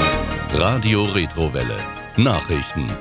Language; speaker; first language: German; native; German